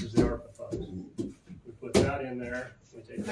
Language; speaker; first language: English; native; English